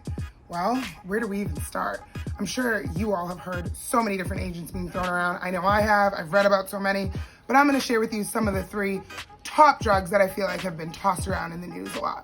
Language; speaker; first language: English; native; English